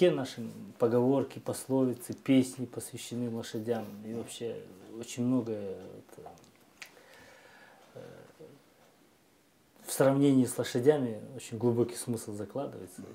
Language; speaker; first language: Russian; non-native, local second language; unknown